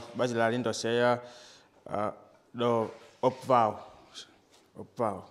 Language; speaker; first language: Vietnamese; non-native, learner; Portuguese